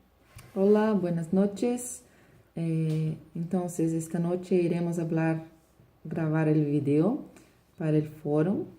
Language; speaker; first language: Spanish; non-native, learner; Portuguese